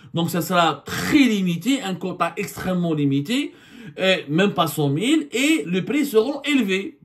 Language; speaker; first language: French; non-native, local second language; Arabic